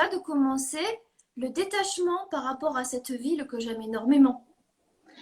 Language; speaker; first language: French; native; French